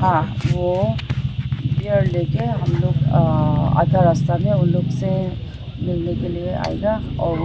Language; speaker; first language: Hindi; non-native, local second language; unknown